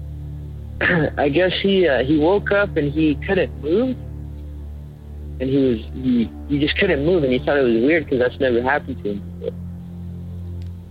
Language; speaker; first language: English; native; English